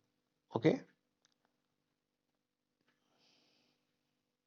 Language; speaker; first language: English; non-native, local second language; Hindi